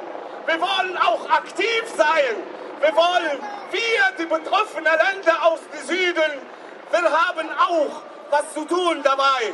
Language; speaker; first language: German; non-native, learner; Arabic